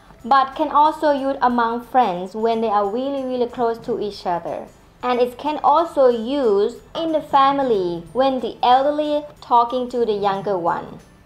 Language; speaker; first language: English; non-native, fluent; Thai